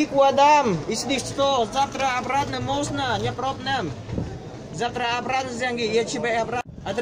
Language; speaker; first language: Russian; non-native, learner; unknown